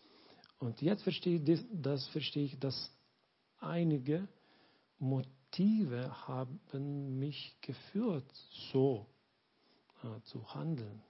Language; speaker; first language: German; non-native, learner; Lithuanian